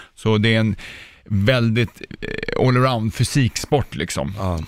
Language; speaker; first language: Swedish; early bilingual, other home language; Czech